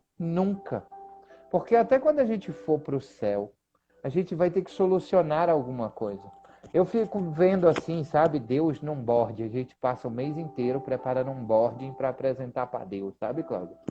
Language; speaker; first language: Portuguese; native; Portuguese